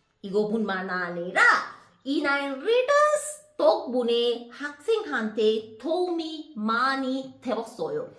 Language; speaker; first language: Korean; non-native, fluent; Sinhala